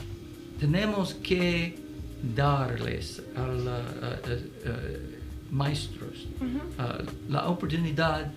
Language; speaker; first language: Spanish; non-native, learner; English